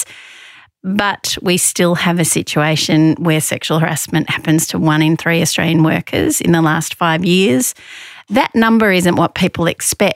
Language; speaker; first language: English; native; English